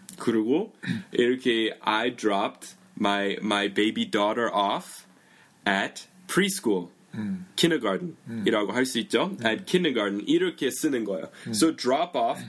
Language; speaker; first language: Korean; non-native, fluent; English